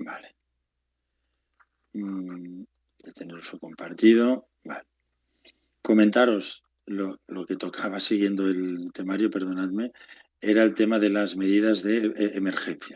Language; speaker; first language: Spanish; native; Spanish